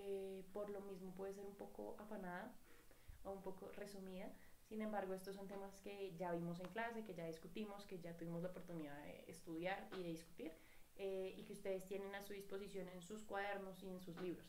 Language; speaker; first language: Spanish; native; Spanish